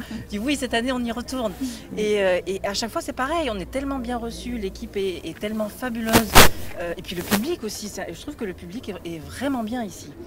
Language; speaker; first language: French; early bilingual, other home language; Arabic